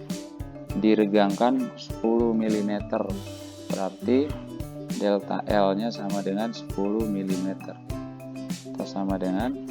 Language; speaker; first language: Indonesian; native; Indonesian